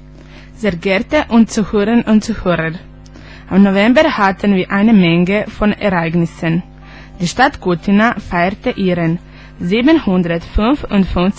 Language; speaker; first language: German; non-native, learner; Croatian